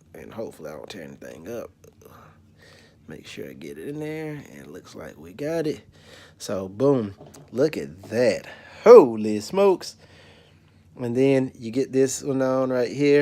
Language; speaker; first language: English; native; English